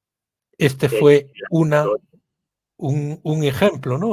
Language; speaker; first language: Spanish; native; Spanish